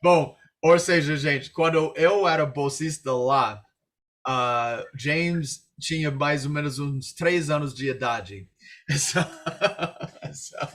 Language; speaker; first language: Portuguese; non-native, fluent; English